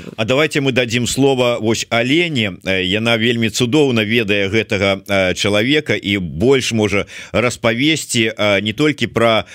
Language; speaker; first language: Belarusian; native; Belarusian